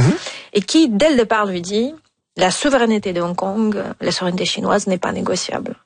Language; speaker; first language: French; non-native, fluent; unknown